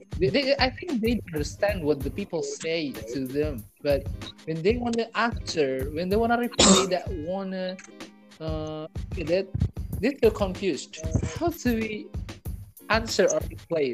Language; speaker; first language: English; non-native, learner; Indonesian